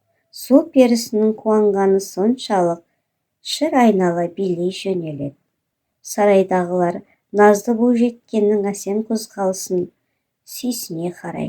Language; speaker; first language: Kazakh; native; Kazakh